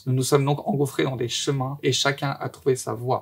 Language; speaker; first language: French; native; French